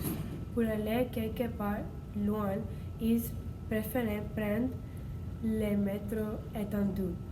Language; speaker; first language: French; non-native, learner; English